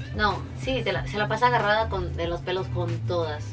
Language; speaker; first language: Spanish; early bilingual, heritage; Spanish